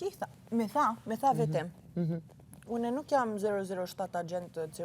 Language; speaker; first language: Albanian; early bilingual, heritage; Italian